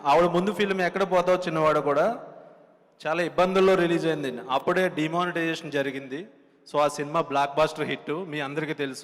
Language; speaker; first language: Telugu; native; Telugu